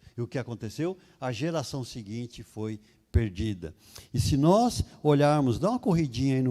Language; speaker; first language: Portuguese; native; Portuguese